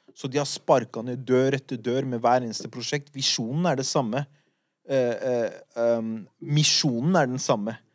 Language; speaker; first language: Norwegian; early bilingual, other home language; Kurdish